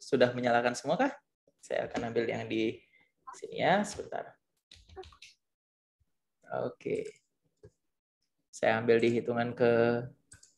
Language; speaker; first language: Indonesian; native; Indonesian